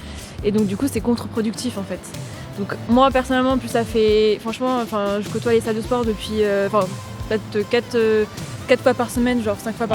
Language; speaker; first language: French; native; French